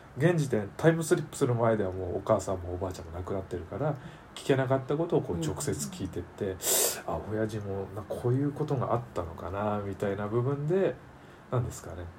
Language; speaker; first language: Japanese; native; Japanese